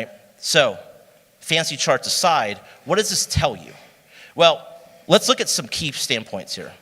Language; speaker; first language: English; native; English